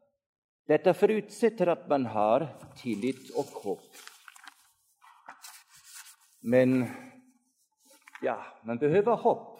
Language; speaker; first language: Swedish; non-native, fluent; German